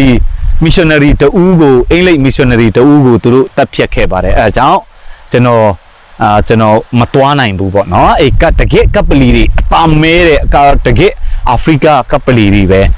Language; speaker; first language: Burmese; non-native, fluent; Mizo